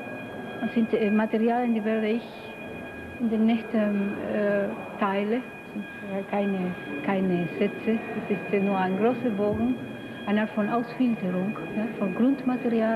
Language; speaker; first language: German; non-native, fluent; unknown